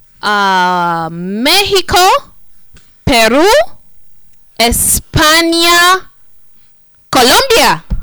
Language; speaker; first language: Spanish; non-native, fluent; English